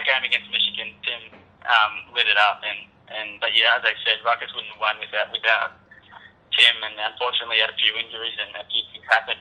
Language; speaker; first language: English; native; English